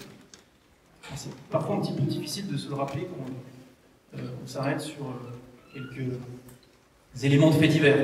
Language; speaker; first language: French; native; French